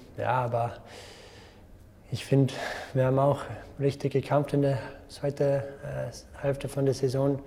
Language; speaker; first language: German; non-native, fluent; English